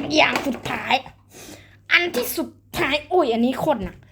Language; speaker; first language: Thai; native; Thai